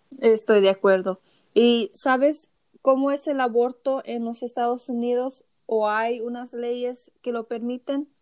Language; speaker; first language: Spanish; early bilingual, heritage; Spanish